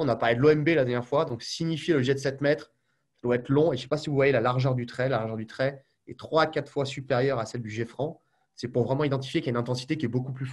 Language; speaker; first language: French; native; French